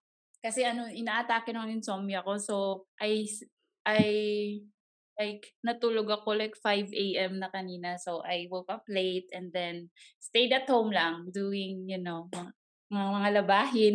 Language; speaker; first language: English; non-native, local second language; Cebuano